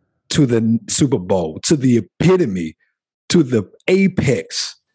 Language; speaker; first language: English; native; English